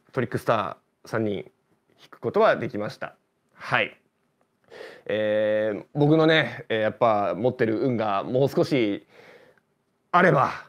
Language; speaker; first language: Japanese; native; Japanese